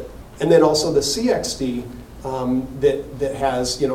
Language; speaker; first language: English; native; English